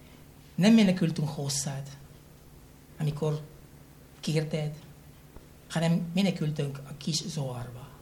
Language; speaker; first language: Hungarian; non-native, fluent; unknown